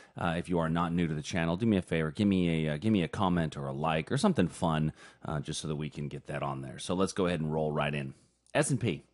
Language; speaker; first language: English; native; English